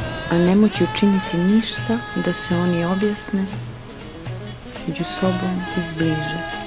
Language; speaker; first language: Croatian; native; Croatian